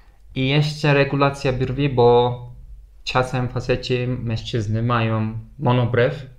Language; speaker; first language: Polish; non-native, fluent; Turkish